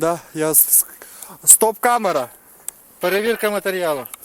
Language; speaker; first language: Ukrainian; native; Ukrainian